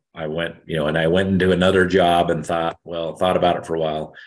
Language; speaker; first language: English; native; English